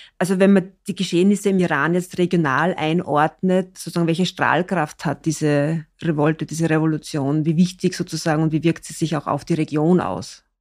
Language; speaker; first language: German; native; German